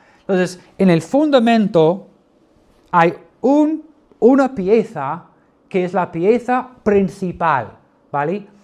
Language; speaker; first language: Spanish; non-native, fluent; English